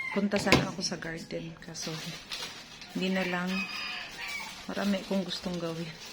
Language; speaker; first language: Filipino; non-native, local second language; Cebuano